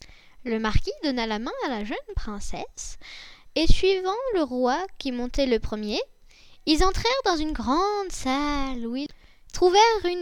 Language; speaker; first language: French; native; French